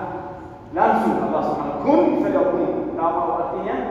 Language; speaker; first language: Indonesian; non-native, learner; Arabic